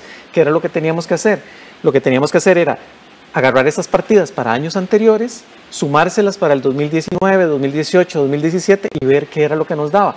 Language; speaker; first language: Spanish; native; Spanish